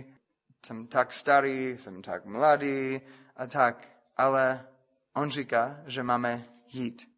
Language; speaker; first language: Czech; non-native, fluent; English